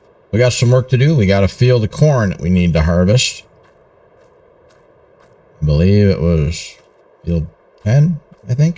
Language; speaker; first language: English; native; English